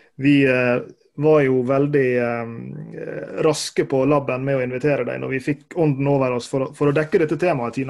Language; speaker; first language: Norwegian; native; Norwegian